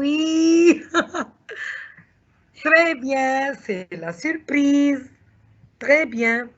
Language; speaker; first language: French; non-native, fluent; Arabic